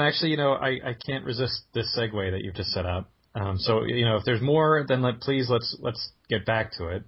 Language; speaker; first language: English; native; English